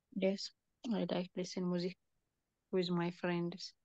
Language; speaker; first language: English; non-native, learner; Tigrinya